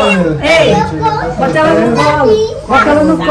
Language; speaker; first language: Portuguese; native; Portuguese